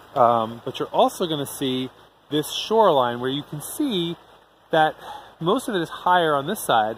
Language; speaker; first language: English; native; English